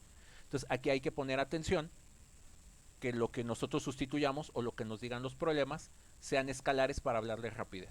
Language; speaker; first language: Spanish; native; Spanish